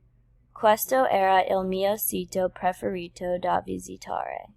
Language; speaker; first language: Italian; non-native, learner; English